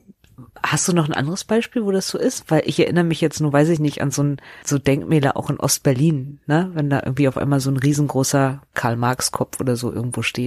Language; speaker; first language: German; native; German